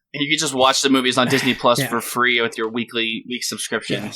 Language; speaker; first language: English; native; English